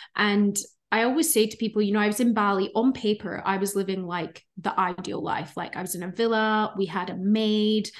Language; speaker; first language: English; native; English